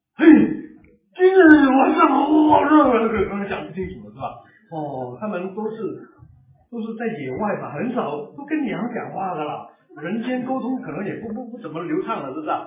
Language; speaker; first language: Chinese; non-native, local second language; Cantonese